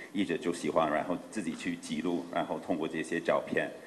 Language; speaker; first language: Chinese; non-native, fluent; English